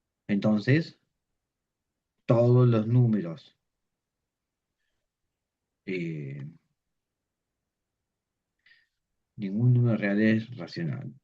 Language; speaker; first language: Spanish; native; Spanish